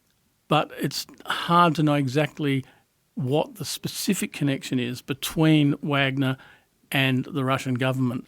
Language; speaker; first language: English; native; English